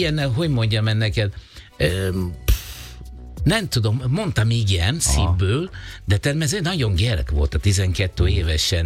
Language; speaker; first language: Hungarian; non-native, learner; Italian